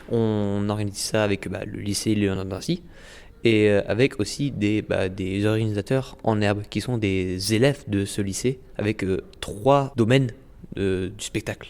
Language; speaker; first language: French; native; French